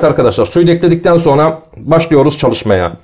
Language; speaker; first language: Turkish; native; Turkish